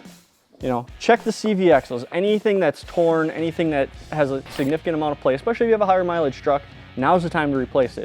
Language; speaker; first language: English; native; English